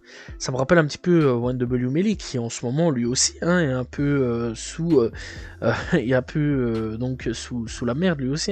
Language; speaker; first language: French; native; French